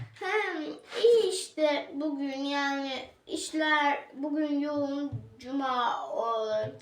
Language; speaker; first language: Turkish; native; Turkish